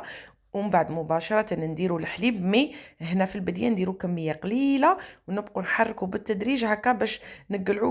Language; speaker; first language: Arabic; native; Arabic